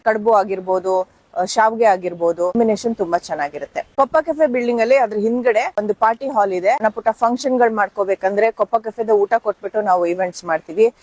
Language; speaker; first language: Kannada; native; Kannada